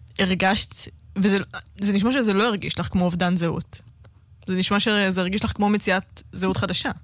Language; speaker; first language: Hebrew; native; Hebrew